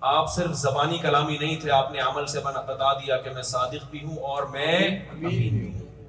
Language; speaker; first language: Urdu; native; Urdu